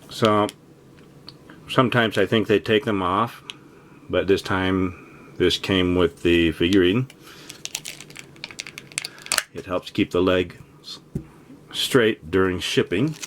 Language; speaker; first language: English; native; English